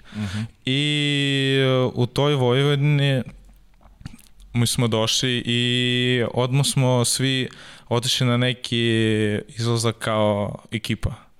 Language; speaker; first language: Serbian; non-native, learner; Russian